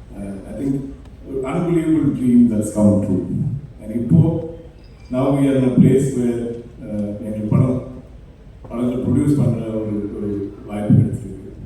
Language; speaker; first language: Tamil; non-native, fluent; Malayalam